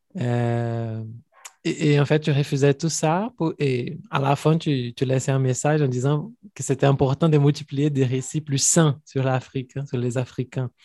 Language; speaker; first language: French; non-native, fluent; Portuguese